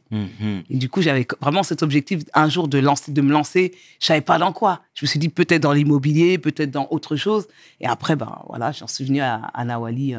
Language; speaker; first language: French; early bilingual, other home language; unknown